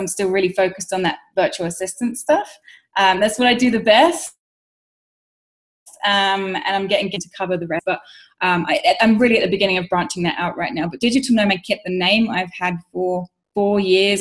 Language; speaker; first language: English; native; English